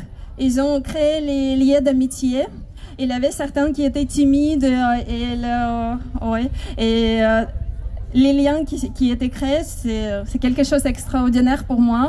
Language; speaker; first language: French; non-native, fluent; Ukrainian